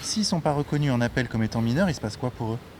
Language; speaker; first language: French; native; French